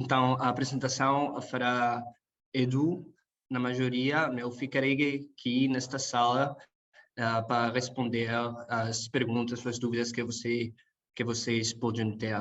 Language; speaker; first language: Portuguese; non-native, learner; Spanish